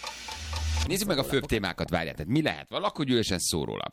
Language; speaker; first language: Hungarian; native; Hungarian